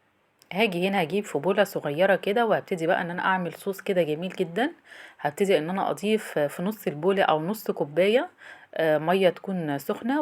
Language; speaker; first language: Arabic; native; Arabic